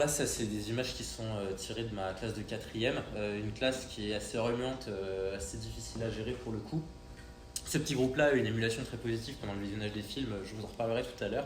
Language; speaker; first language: French; native; French